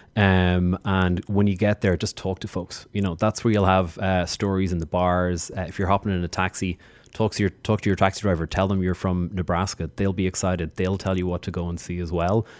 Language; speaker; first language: English; native; English